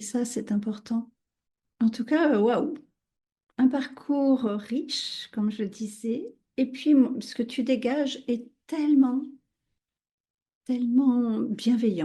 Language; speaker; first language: French; native; French